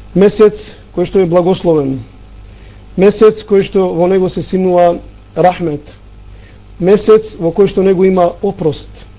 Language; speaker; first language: Macedonian; non-native, local second language; Albanian